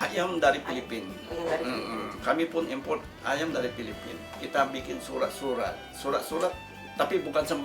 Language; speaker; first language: Indonesian; non-native, fluent; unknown